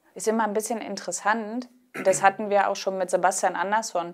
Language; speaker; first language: German; native; German